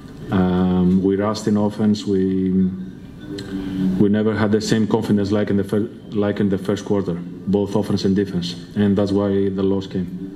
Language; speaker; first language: English; non-native, fluent; Greek